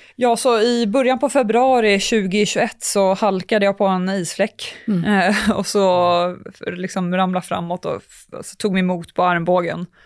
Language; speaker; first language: Swedish; native; Swedish